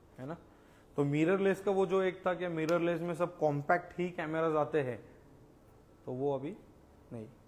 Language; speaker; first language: Hindi; non-native, local second language; Marathi